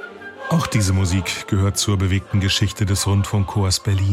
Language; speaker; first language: German; native; German